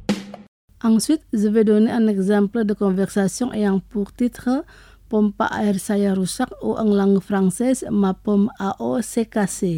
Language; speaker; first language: French; non-native, fluent; Indonesian